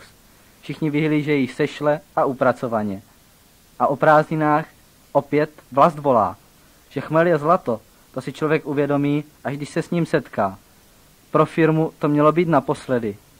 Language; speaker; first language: Czech; native; Czech